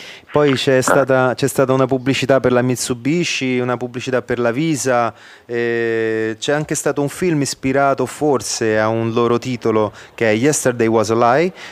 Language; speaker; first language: Italian; native; Italian